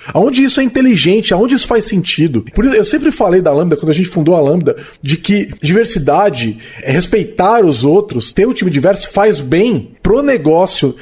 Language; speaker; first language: Portuguese; native; Portuguese